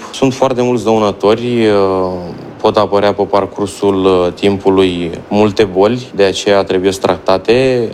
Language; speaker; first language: Romanian; native; Romanian